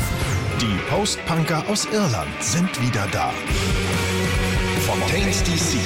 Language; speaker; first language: German; native; German